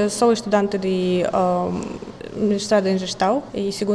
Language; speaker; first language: Portuguese; non-native, learner; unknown